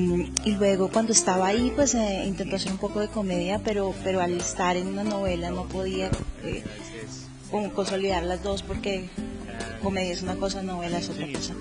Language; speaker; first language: Spanish; native; Spanish